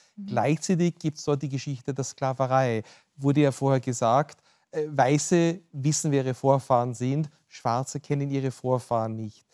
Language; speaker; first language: German; native; German